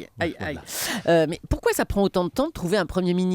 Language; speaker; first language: French; native; French